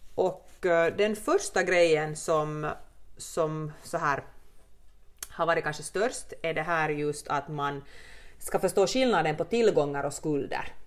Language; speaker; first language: Swedish; native; Swedish